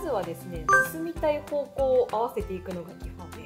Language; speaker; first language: Japanese; native; Japanese